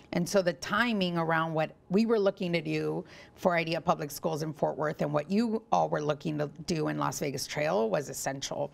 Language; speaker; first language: English; early bilingual, other home language; Spanish